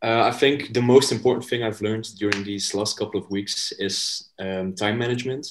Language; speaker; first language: English; non-native, fluent; Dutch